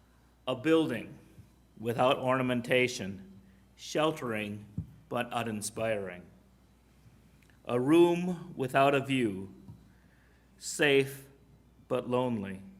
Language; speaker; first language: English; native; English